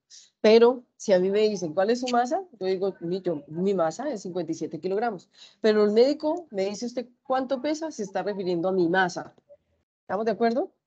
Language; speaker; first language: Spanish; native; Spanish